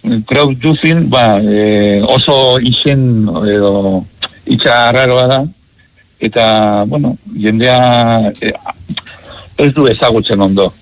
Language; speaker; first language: Basque; non-native, local second language; Spanish